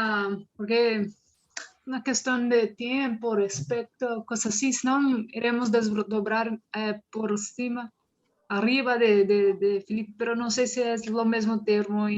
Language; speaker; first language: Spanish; non-native, learner; Portuguese